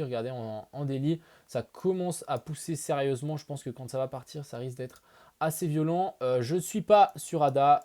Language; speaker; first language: French; native; French